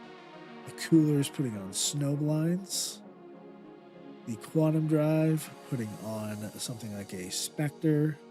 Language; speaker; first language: English; native; English